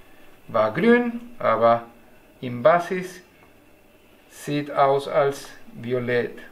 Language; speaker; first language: German; non-native, learner; Spanish